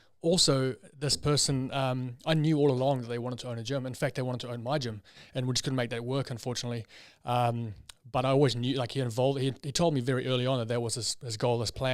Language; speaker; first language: English; native; English